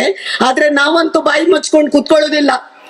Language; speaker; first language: Kannada; native; Kannada